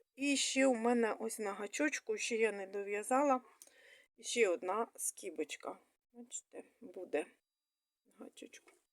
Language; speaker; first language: Ukrainian; non-native, local second language; Russian